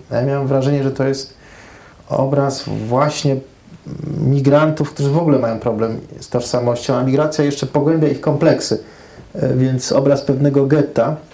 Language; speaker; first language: Polish; early bilingual, heritage; Polish